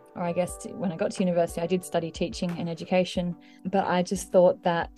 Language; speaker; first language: English; native; English